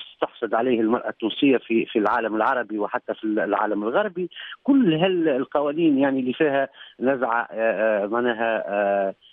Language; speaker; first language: Arabic; native; Arabic